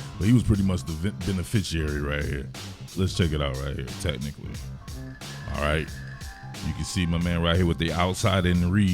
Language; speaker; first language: English; native; English